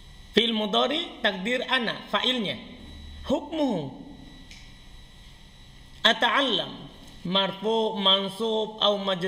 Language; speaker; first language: Arabic; non-native, fluent; Indonesian